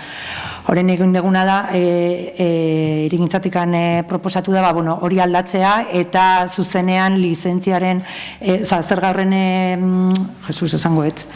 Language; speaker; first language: Basque; native; Basque